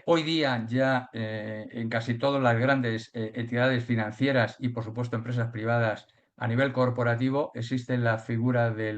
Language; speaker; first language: Spanish; native; Spanish